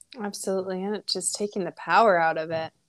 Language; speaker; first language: English; native; English